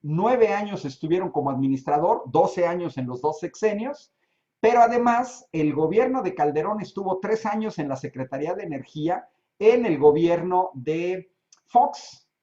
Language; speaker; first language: Spanish; native; Spanish